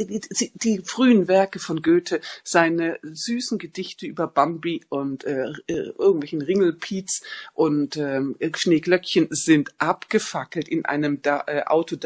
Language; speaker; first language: German; native; German